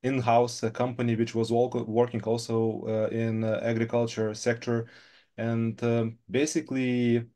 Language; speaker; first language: English; non-native, fluent; Lithuanian